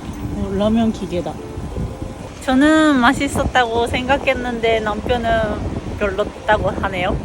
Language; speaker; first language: Korean; non-native, fluent; Japanese